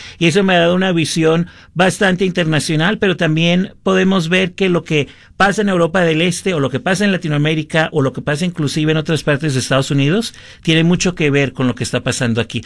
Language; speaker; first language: Spanish; early bilingual, heritage; Spanish